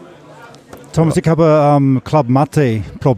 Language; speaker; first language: German; non-native, learner; English